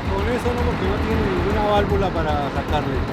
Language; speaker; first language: Spanish; native; Spanish